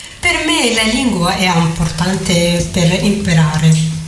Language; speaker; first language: Italian; non-native, learner; Arabic